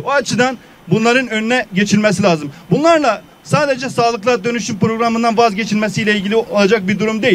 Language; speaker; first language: Turkish; native; Turkish